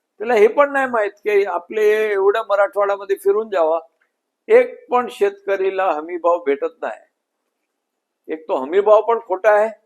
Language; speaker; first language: Marathi; non-native, local second language; Gujarati